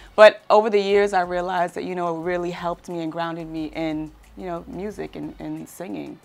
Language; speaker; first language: English; native; English